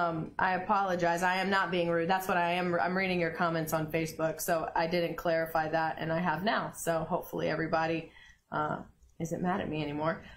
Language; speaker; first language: English; native; English